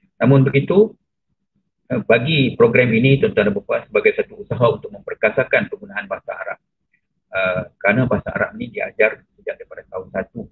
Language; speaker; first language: Malay; native; Malay